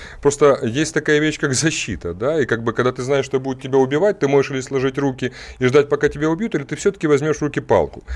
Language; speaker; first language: Russian; native; Russian